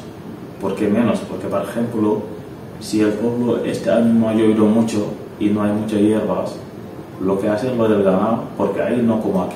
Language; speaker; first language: Spanish; non-native, learner; Wolof